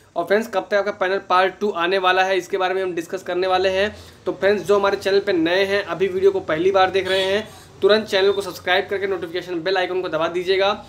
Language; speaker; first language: Hindi; native; Hindi